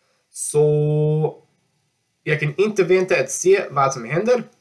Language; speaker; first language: Swedish; non-native, learner; English